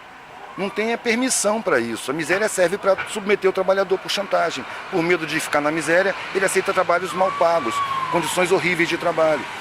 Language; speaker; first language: Portuguese; native; Portuguese